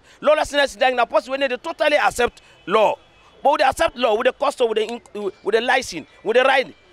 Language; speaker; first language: English; non-native, local second language; Krio